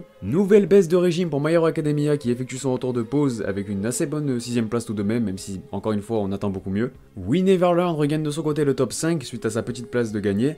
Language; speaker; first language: French; native; French